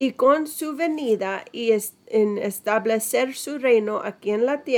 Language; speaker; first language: Spanish; non-native, fluent; English